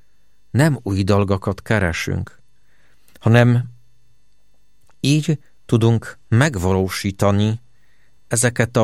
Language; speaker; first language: Hungarian; non-native, fluent; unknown